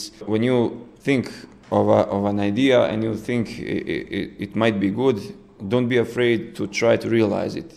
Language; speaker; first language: English; non-native, fluent; Serbian